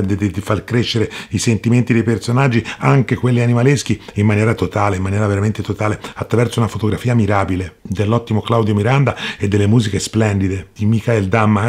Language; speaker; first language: Italian; native; Italian